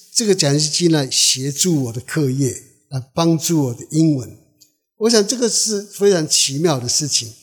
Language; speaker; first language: Chinese; non-native, local second language; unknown